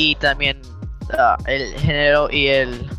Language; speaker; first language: Spanish; early bilingual, heritage; Spanish